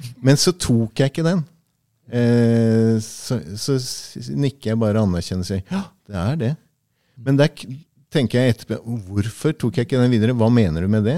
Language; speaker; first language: Norwegian; early bilingual, heritage; Norwegian